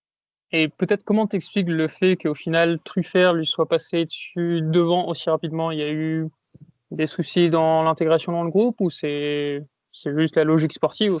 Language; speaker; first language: French; native; French